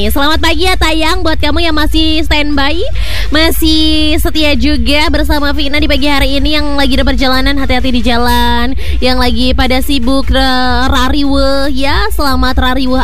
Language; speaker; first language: Indonesian; native; Indonesian